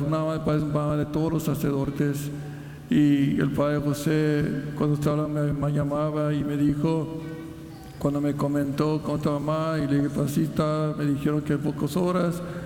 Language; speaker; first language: Spanish; early bilingual, heritage; Spanish